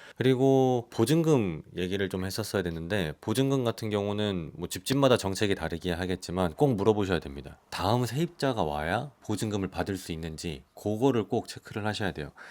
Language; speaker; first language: Korean; native; Korean